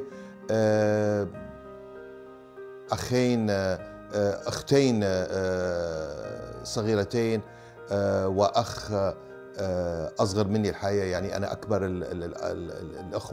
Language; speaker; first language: Arabic; native; Arabic